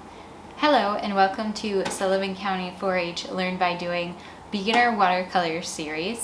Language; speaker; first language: English; native; English